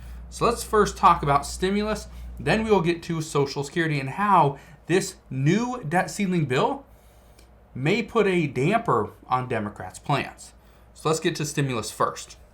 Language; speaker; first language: English; native; English